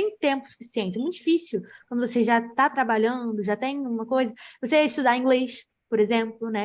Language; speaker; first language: Portuguese; native; Portuguese